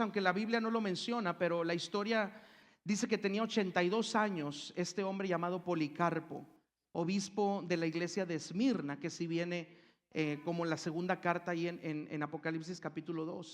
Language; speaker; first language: Spanish; native; Spanish